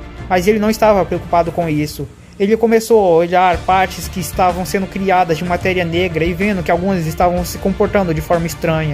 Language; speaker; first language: Portuguese; native; Portuguese